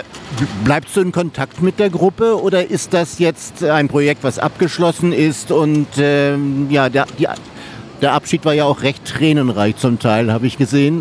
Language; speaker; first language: German; native; German